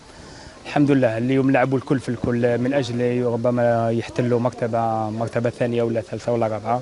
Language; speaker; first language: Arabic; native; Arabic